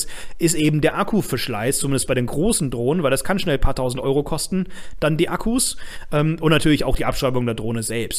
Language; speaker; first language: German; native; German